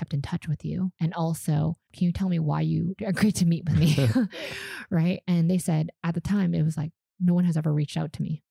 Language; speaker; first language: English; non-native, fluent; Vietnamese